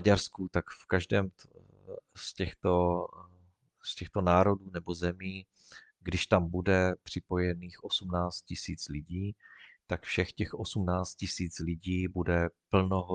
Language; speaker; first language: Czech; native; Czech